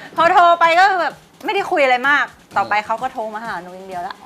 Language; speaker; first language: Thai; native; Thai